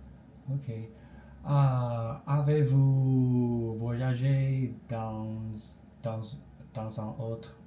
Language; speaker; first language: French; non-native, learner; Chinese